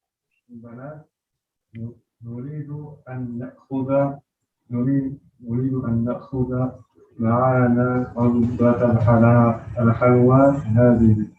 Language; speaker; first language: Arabic; non-native, learner; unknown